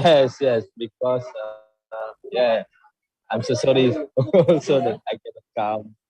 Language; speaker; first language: English; non-native, learner; Indonesian